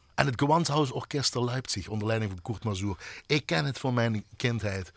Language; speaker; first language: Dutch; native; Dutch